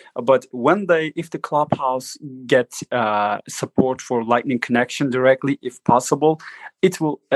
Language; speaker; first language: English; non-native, fluent; Turkish